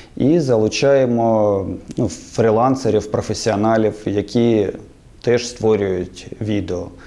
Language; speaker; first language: Ukrainian; non-native, local second language; Russian